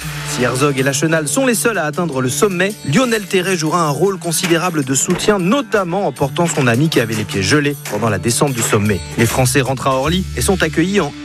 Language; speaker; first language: French; native; French